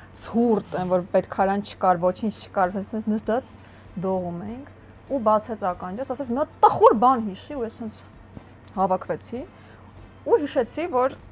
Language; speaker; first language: Armenian; native; Armenian